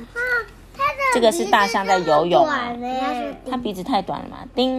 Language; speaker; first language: Chinese; native; Chinese